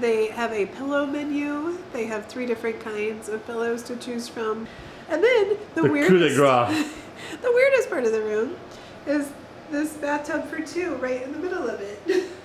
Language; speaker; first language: English; native; English